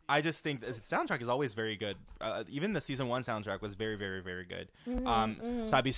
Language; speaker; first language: English; non-native, fluent; French